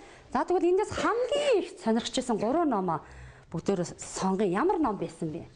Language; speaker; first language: Mongolian; native; Mongolian